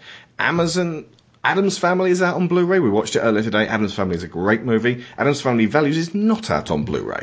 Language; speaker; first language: English; native; English